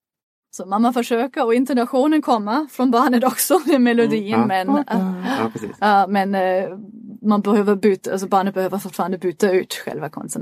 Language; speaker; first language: Swedish; non-native, fluent; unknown